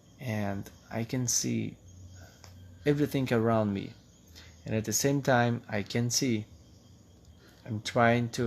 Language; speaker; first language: English; non-native, fluent; Portuguese